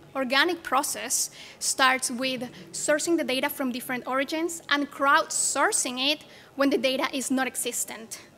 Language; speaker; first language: English; non-native, fluent; Spanish